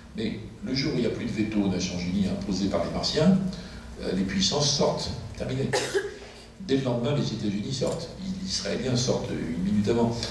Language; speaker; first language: French; native; French